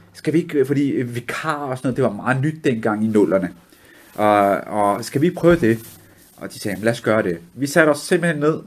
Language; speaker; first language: Danish; early bilingual, other home language; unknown